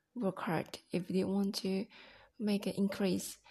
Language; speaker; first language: English; non-native, learner; Indonesian